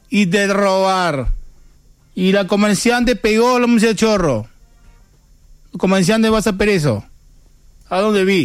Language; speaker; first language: Spanish; non-native, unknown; Chinese